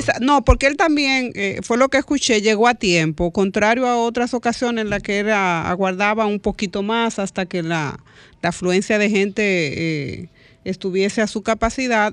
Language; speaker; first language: Spanish; native; Spanish